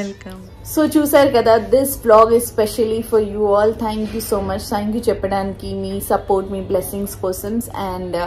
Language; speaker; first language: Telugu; non-native, local second language; Urdu